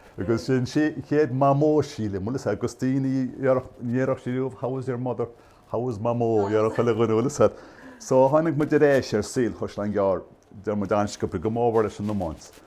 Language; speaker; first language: Irish; native; Irish